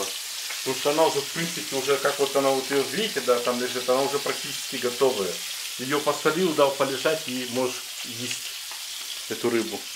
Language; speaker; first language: Russian; native; Russian